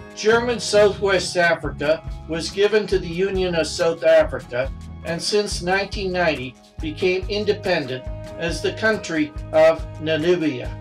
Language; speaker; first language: English; native; English